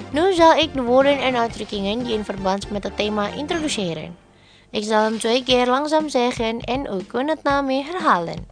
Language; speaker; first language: Dutch; non-native, learner; Indonesian